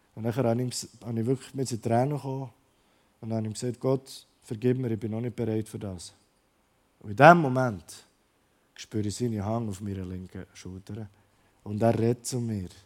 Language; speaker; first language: German; early bilingual, other home language; Croatian